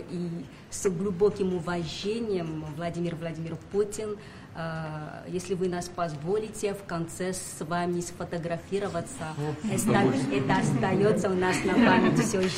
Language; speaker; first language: Russian; non-native, fluent; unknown